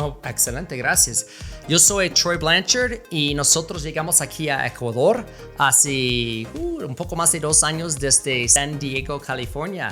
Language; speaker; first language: Spanish; non-native, fluent; English